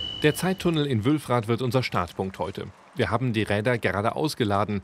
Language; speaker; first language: German; native; German